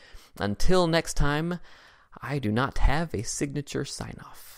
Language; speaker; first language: English; native; English